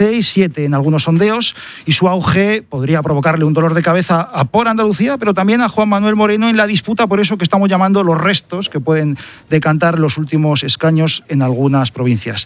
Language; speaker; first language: Spanish; native; Spanish